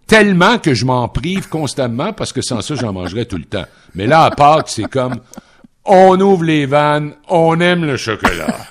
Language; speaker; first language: French; native; French